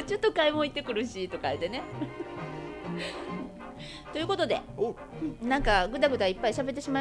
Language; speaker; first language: Japanese; native; Japanese